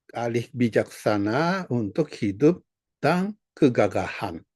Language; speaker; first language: Indonesian; non-native, learner; Japanese